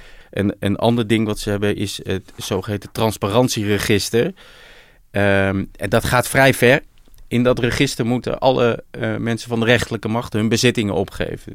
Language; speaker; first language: Dutch; native; Dutch